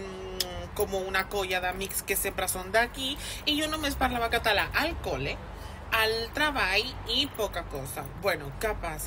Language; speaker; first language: Catalan; early bilingual, other home language; Spanish